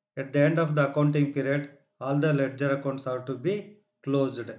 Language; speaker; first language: English; non-native, local second language; Kannada